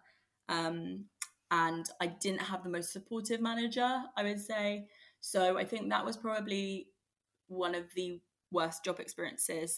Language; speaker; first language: English; native; English